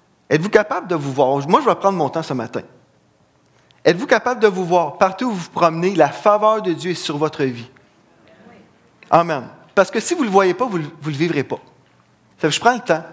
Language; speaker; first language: French; native; French